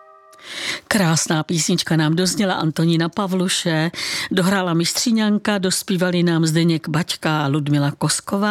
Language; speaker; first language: Czech; native; Czech